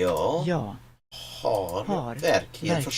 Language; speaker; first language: Swedish; non-native, learner; English